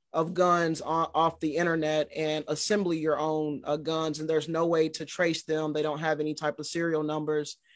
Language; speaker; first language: English; native; English